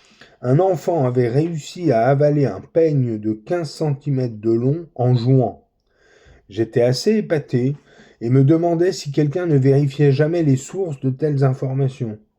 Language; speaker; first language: French; native; French